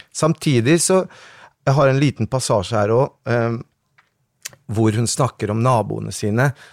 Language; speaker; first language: Norwegian; early bilingual, other home language; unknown